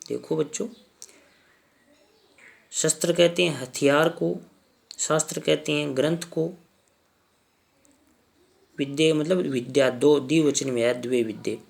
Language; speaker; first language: Hindi; native; Hindi